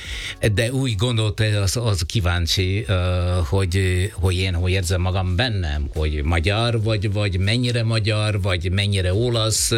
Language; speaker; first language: Hungarian; non-native, fluent; Italian